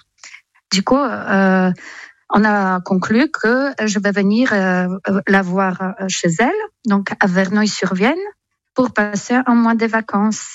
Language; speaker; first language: French; non-native, fluent; Polish